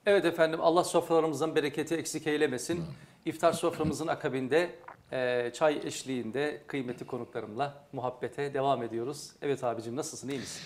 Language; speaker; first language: Turkish; native; Turkish